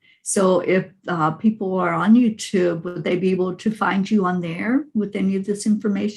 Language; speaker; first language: English; native; English